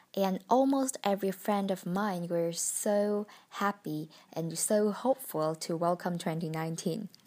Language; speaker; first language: English; non-native, fluent; Vietnamese